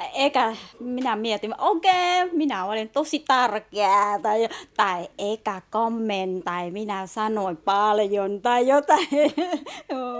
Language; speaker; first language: Finnish; non-native, learner; Thai